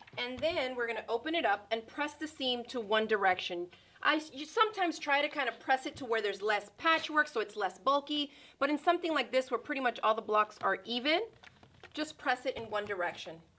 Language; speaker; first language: English; native; English